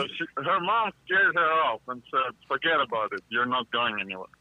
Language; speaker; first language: English; non-native, fluent; Russian